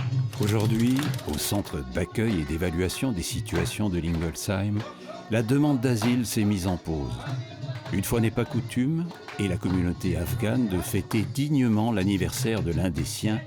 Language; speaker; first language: French; native; French